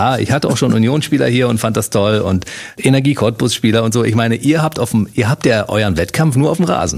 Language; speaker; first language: German; native; German